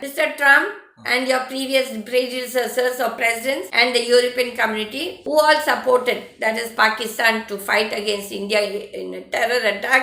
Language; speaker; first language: English; non-native, local second language; Tamil